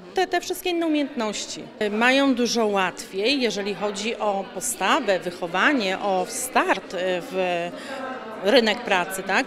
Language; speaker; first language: Polish; native; Polish